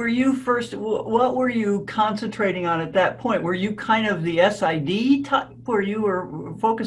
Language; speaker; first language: English; native; English